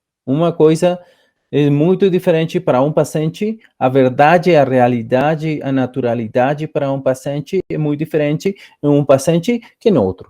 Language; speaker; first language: Portuguese; non-native, fluent; Spanish